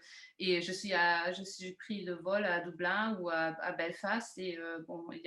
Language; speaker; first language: French; non-native, fluent; German